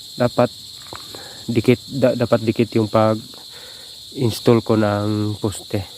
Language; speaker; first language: Filipino; non-native, local second language; Cebuano